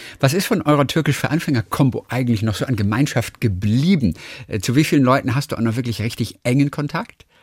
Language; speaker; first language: German; native; German